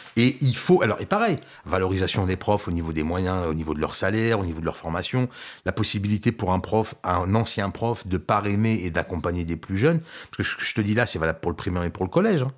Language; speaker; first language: French; early bilingual, other home language; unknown